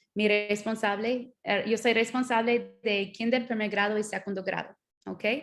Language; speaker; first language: Spanish; non-native, learner; English